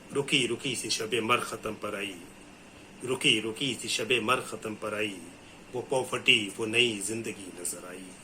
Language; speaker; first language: Urdu; native; Urdu